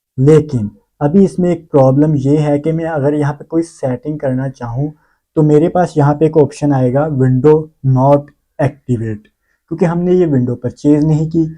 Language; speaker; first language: Urdu; native; Urdu